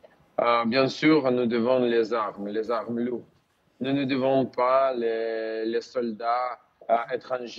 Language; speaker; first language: French; non-native, learner; Ukrainian